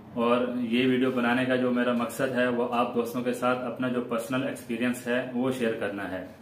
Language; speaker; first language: Urdu; non-native, local second language; Saraiki